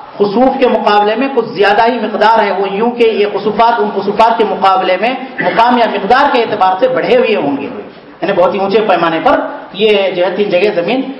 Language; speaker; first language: Urdu; native; Urdu